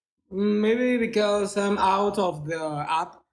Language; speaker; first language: English; non-native, learner; Spanish